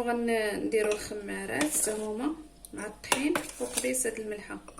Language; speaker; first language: Arabic; native; Arabic